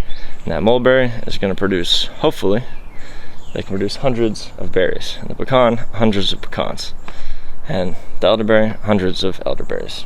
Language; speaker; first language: English; native; English